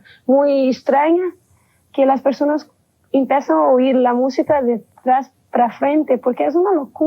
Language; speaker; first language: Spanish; non-native, learner; Portuguese